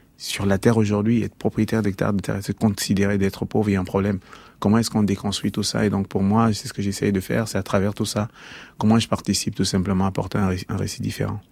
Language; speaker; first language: French; non-native, local second language; Basaa